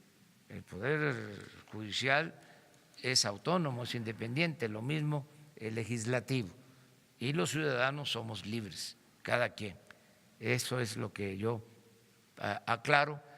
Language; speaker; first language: Spanish; native; Spanish